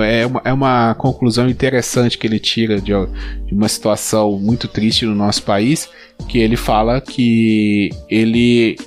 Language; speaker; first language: Portuguese; native; Portuguese